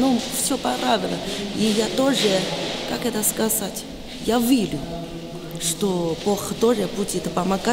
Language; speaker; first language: Russian; non-native, learner; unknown